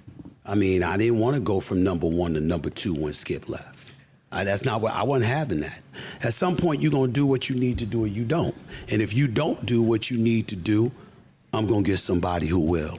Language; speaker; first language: English; native; English